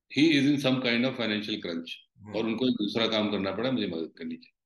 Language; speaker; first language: Hindi; native; Hindi